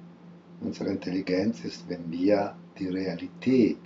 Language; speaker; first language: German; non-native, fluent; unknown